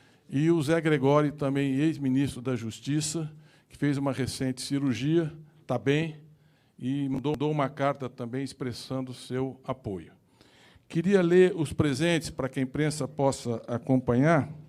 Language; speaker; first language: Portuguese; native; Portuguese